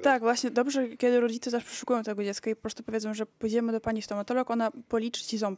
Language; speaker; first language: Polish; early bilingual, heritage; Polish